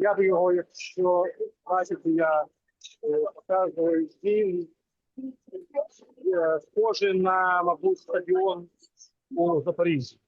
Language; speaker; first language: Ukrainian; non-native, local second language; Russian